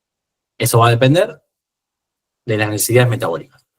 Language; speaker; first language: Spanish; native; Spanish